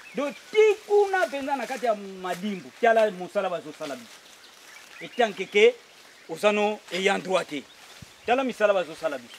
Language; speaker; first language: Lingala; non-native, local second language; Kongo